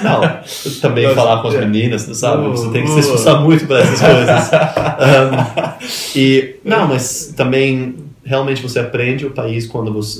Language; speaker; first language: Portuguese; early bilingual, other home language; Danish